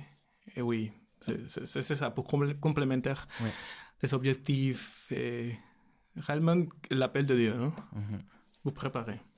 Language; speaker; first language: French; non-native, learner; Spanish